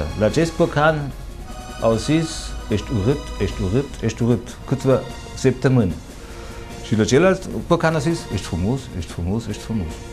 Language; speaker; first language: Romanian; non-native, fluent; German